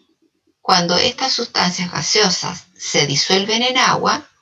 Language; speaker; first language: Spanish; native; Spanish